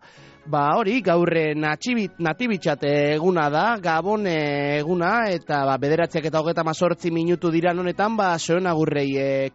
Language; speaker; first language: Basque; native; Basque